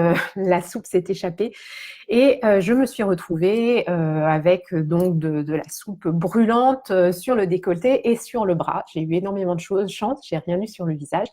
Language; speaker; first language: French; native; French